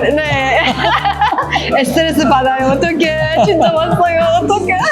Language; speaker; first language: Korean; non-native, learner; Persian